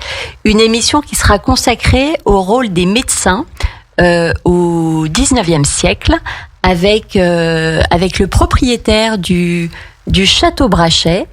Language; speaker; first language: French; native; French